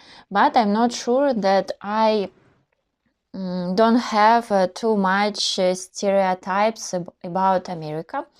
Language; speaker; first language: English; non-native, learner; Russian